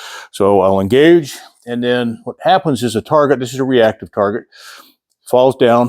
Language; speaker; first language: English; native; English